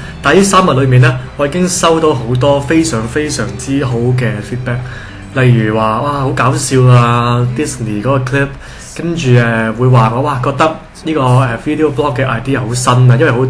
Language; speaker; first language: Cantonese; native; Cantonese